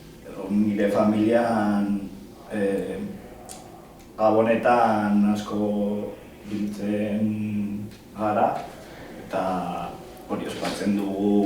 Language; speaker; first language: Basque; non-native, local second language; Spanish